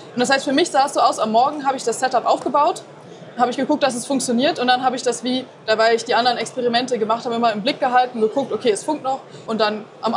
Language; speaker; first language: German; native; German